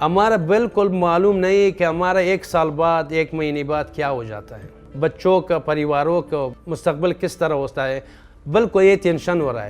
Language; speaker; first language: Hindi; non-native, fluent; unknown